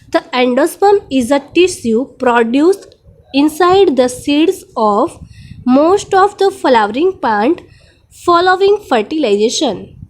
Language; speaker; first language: English; non-native, local second language; Gujarati